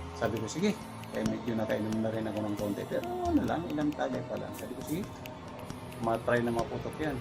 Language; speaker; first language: Filipino; non-native, local second language; Cebuano